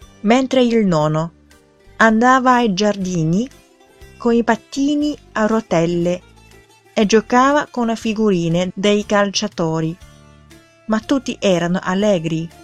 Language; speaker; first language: Italian; non-native, fluent; Chinese